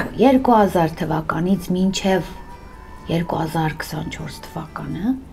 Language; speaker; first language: Armenian; native; Armenian